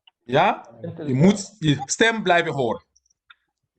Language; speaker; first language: Dutch; non-native, fluent; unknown